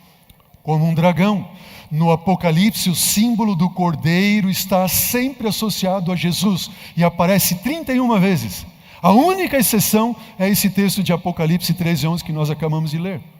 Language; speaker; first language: Portuguese; native; Portuguese